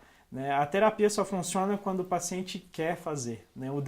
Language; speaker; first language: Portuguese; native; Portuguese